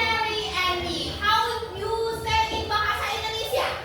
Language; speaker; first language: English; non-native, learner; Indonesian